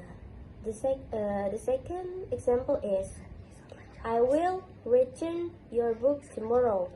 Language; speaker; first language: English; non-native, learner; Indonesian